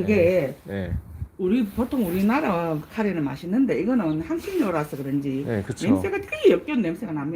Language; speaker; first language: Korean; native; Korean